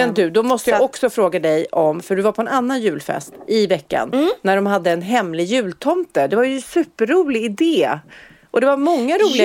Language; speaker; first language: Swedish; native; Swedish